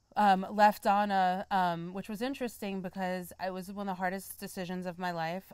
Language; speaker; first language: English; native; English